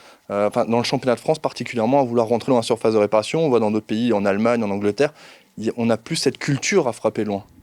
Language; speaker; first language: French; native; French